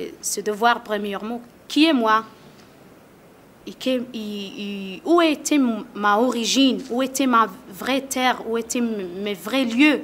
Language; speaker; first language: French; non-native, learner; Arabic